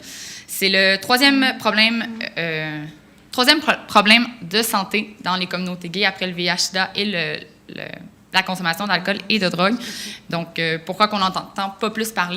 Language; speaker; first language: French; native; French